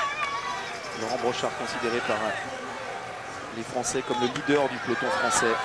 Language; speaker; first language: French; native; French